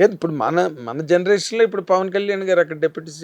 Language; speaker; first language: Telugu; native; Telugu